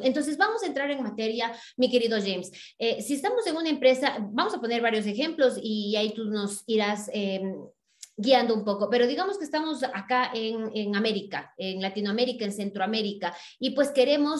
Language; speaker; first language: Spanish; native; Spanish